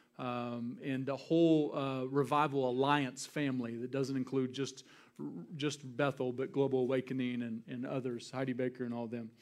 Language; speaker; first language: English; native; English